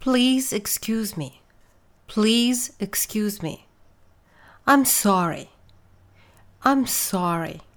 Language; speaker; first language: English; non-native, fluent; Russian